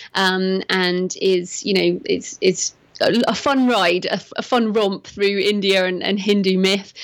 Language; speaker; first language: English; native; English